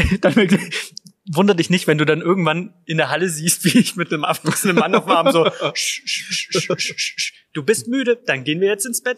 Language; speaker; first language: German; native; German